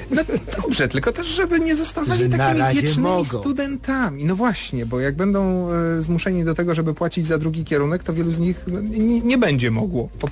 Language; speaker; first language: Polish; native; Polish